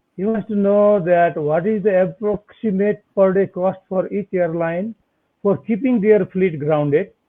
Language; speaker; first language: English; non-native, local second language; Nepali